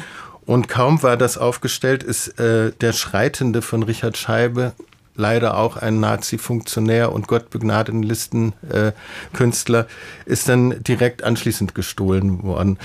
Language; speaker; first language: German; native; German